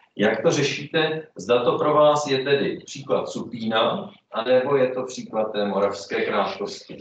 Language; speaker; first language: Czech; native; Czech